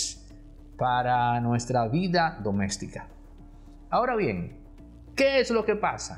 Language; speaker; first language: Spanish; native; Spanish